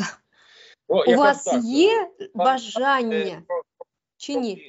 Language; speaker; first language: Ukrainian; native; Ukrainian